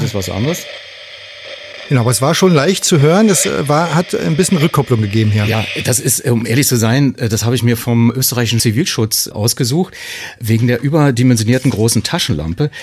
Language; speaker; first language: German; native; German